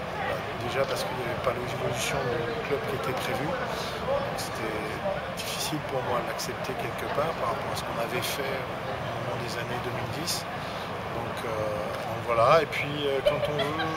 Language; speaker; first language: French; native; French